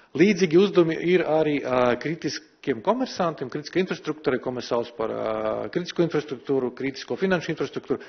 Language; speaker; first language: Latvian; non-native, local second language; Russian